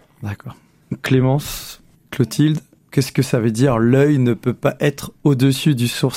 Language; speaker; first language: French; native; French